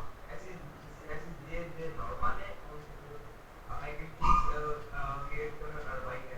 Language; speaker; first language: German; non-native, learner; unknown